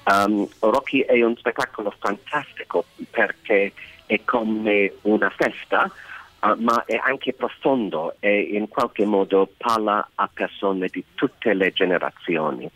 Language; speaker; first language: Italian; non-native, learner; English